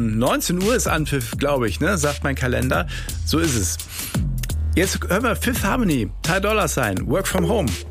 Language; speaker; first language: German; native; German